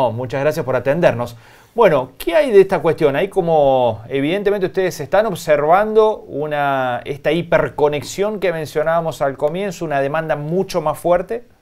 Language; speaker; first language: Spanish; native; Spanish